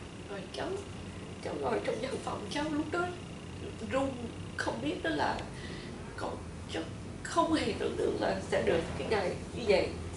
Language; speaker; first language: Vietnamese; early bilingual, heritage; Vietnamese